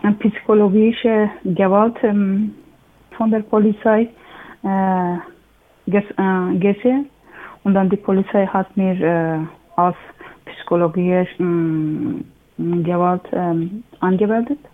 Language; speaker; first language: German; non-native, learner; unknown